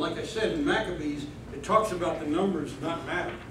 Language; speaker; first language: English; native; English